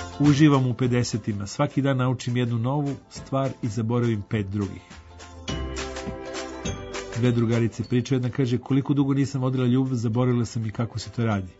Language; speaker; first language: Croatian; native; Croatian